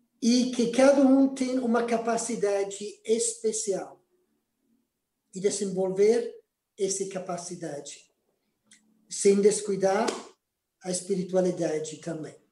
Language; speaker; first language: Portuguese; non-native, fluent; Spanish